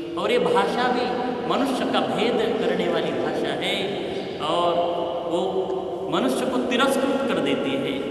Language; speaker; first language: Hindi; non-native, local second language; Marathi